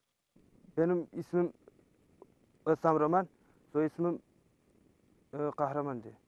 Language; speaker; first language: Turkish; non-native, learner; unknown